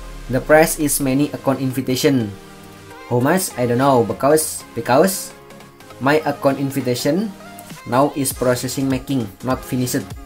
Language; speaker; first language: English; non-native, learner; Indonesian